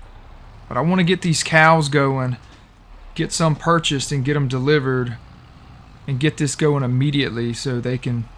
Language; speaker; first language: English; native; English